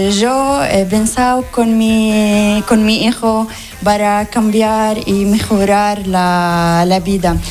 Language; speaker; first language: Spanish; non-native, learner; Arabic